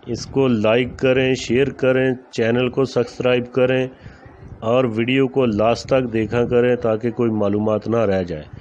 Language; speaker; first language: Urdu; native; Urdu